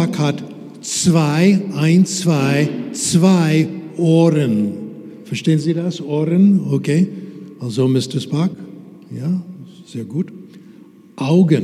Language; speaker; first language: German; non-native, fluent; English